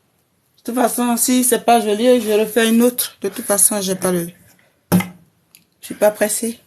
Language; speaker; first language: French; native; French